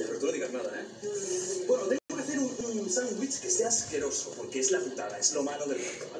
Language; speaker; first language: Spanish; native; Spanish